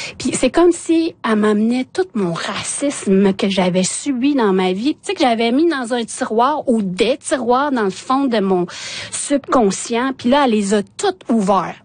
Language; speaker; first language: French; non-native, local second language; Innu-aimun